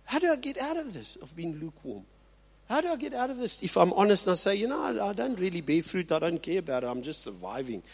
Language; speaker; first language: English; non-native, local second language; Afrikaans